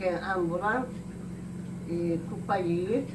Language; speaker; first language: Hebrew; non-native, learner; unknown